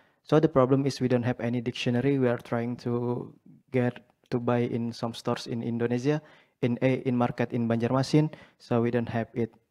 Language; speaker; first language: English; non-native, learner; Banjar